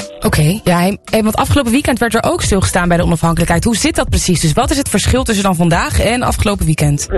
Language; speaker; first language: Dutch; native; Dutch